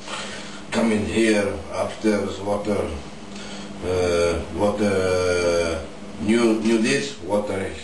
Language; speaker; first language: English; non-native, learner; Polish